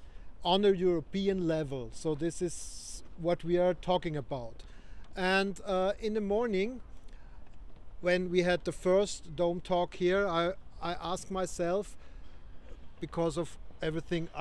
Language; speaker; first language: English; non-native, fluent; German